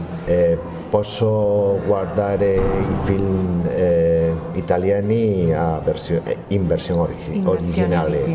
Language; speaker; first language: Italian; non-native, learner; Spanish